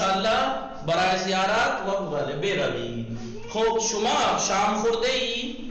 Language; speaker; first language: Persian; non-native, fluent; Urdu